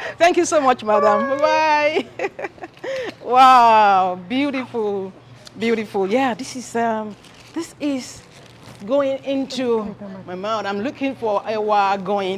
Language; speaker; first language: English; non-native, local second language; Yoruba